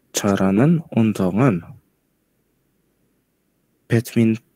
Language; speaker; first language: Korean; non-native, learner; Indonesian